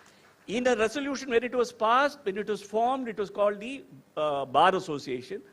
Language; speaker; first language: English; non-native, local second language; Tamil